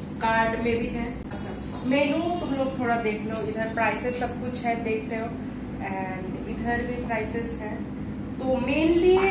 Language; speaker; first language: Hindi; non-native, local second language; Bangla